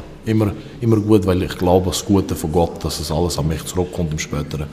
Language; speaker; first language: German; early bilingual, other home language; Albanian